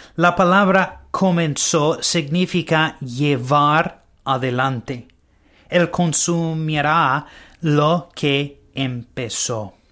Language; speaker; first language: Spanish; non-native, learner; English